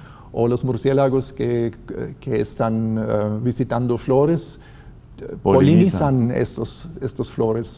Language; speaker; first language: Spanish; non-native, fluent; German